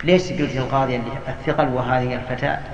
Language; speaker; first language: Arabic; native; Arabic